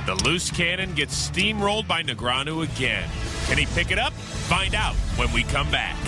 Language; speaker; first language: English; native; English